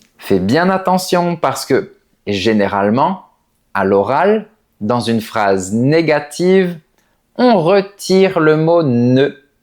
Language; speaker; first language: French; native; French